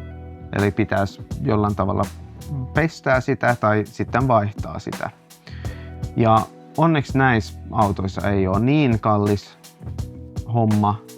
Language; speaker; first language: Finnish; non-native, local second language; Swedish